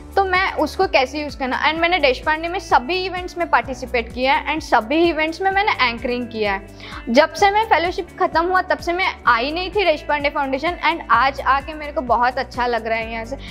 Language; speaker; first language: Hindi; non-native, local second language; Urdu